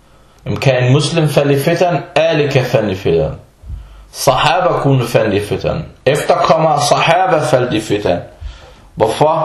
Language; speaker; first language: Danish; non-native, fluent; Arabic